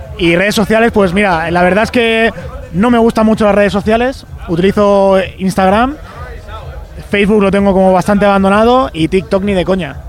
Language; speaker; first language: Spanish; native; Spanish